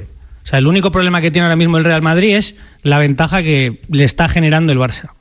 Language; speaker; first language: Spanish; native; Spanish